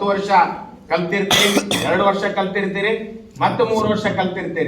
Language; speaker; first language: Kannada; native; Kannada